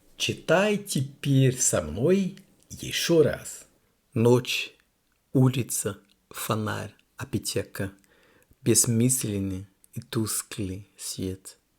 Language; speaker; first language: Russian; non-native, learner; Portuguese